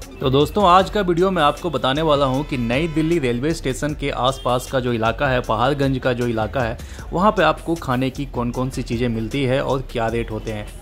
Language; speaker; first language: Hindi; native; Hindi